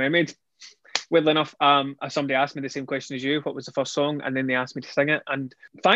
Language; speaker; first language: English; native; English